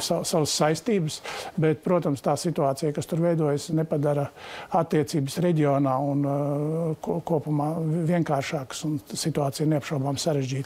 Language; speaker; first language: Latvian; native; Latvian